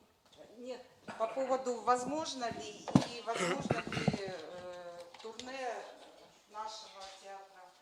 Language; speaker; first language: Russian; native; Russian